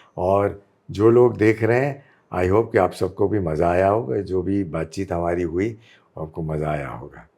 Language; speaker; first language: Hindi; non-native, local second language; Gujarati